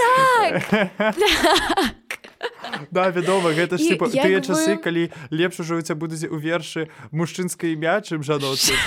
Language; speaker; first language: Belarusian; non-native, local second language; Russian